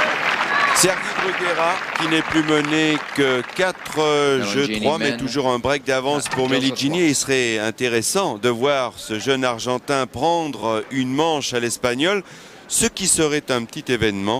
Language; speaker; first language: French; native; French